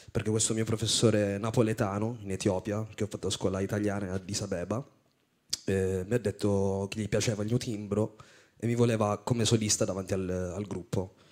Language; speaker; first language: Italian; early bilingual, other home language; Amharic